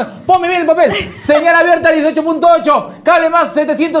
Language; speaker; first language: Spanish; native; Spanish